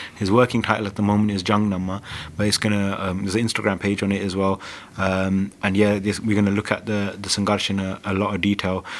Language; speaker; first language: English; early bilingual, other home language; Punjabi